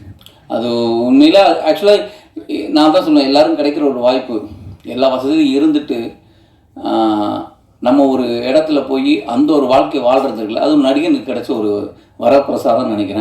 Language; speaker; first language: Tamil; native; Tamil